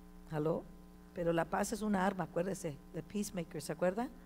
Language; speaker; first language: Spanish; early bilingual, heritage; Spanish